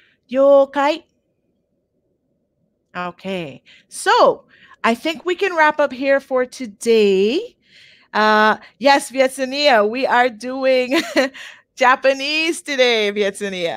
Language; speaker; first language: English; native; English